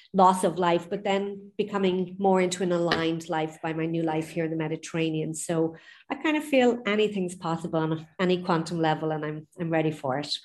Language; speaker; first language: English; native; English